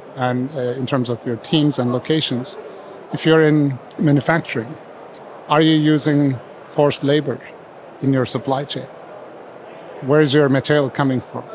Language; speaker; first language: English; non-native, fluent; Turkish